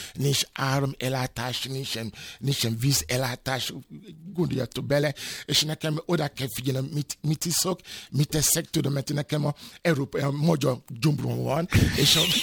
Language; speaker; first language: Hungarian; non-native, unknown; Yoruba